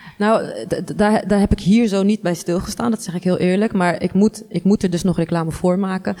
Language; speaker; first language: Dutch; early bilingual, other home language; Arabic